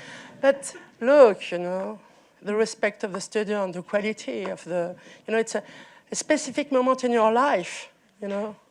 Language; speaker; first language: English; non-native, learner; French